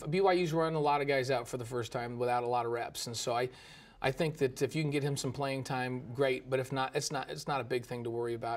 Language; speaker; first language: English; native; English